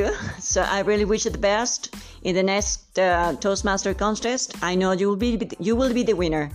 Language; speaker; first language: English; non-native, fluent; Spanish